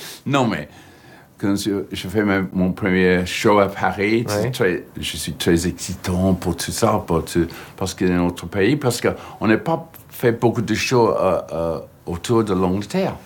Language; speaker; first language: French; non-native, fluent; English